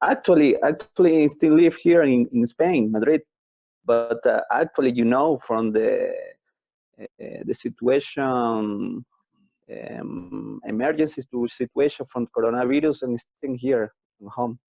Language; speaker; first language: English; non-native, learner; Spanish